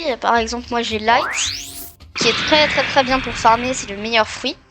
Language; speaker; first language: French; native; French